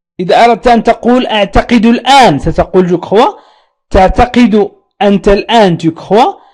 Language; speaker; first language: Arabic; native; Arabic